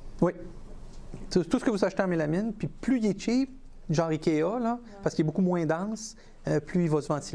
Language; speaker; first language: French; native; French